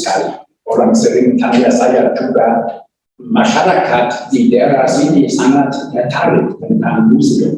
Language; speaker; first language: Indonesian; non-native, learner; German